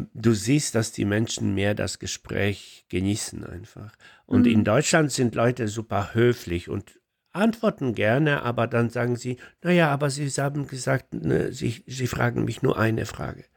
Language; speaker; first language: German; non-native, fluent; Polish